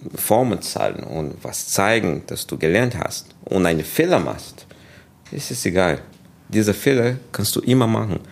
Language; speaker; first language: German; non-native, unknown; Portuguese